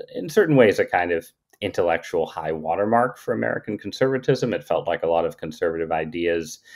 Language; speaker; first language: English; native; English